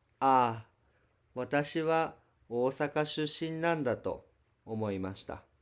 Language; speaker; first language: Japanese; native; Japanese